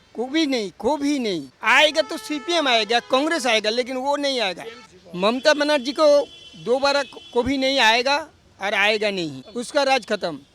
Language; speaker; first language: Hindi; non-native, local second language; Bangla